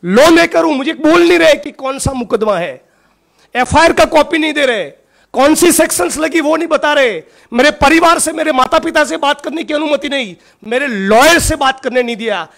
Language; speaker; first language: Hindi; non-native, local second language; Gujarati